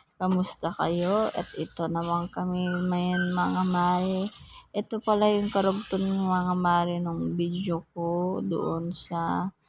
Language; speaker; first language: Filipino; non-native, local second language; Hiligaynon